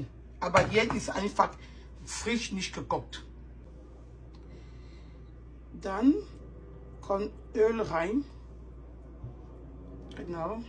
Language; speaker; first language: German; non-native, fluent; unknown